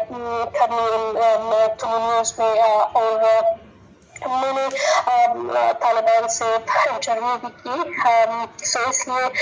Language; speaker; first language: Hindi; non-native, fluent; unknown